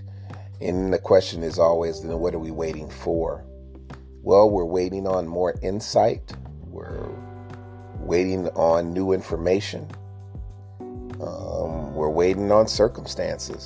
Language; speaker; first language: English; native; English